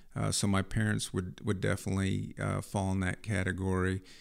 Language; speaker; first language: English; native; English